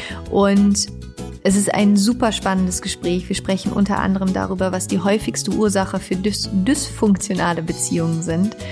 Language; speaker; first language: German; native; German